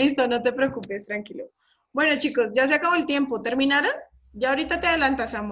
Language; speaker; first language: Spanish; native; Spanish